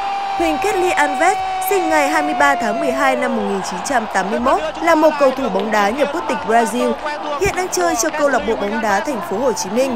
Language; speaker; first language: Vietnamese; native; Vietnamese